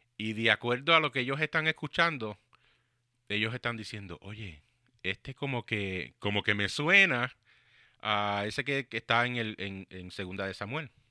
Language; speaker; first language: Spanish; early bilingual, heritage; Spanish